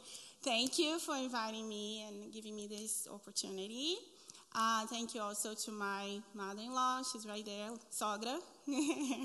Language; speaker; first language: English; non-native, fluent; Portuguese